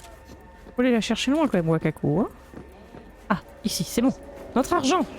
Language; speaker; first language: French; native; French